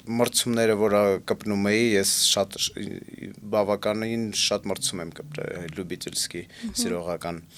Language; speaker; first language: Armenian; early bilingual, heritage; Armenian